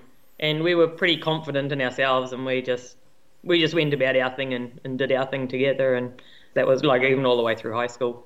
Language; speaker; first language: English; native; English